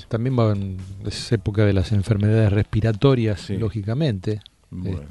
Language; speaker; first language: Spanish; native; Spanish